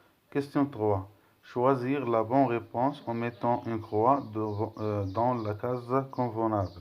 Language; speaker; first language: French; non-native, local second language; Arabic